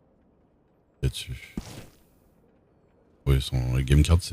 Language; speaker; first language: French; native; French